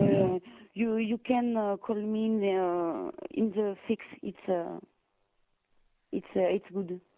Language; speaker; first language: English; non-native, learner; French